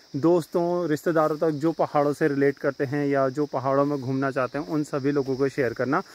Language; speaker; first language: Hindi; native; Hindi